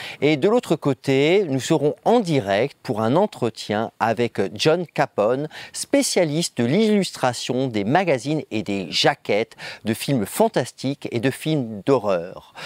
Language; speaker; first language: French; native; French